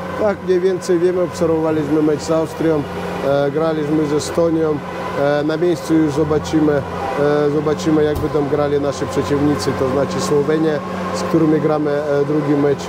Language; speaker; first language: Polish; non-native, fluent; Russian